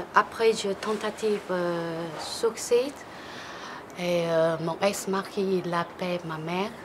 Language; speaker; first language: French; non-native, learner; Chinese